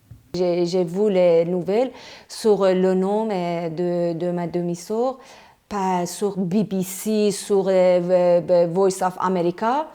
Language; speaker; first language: French; non-native, fluent; Persian